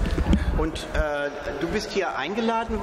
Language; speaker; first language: German; native; German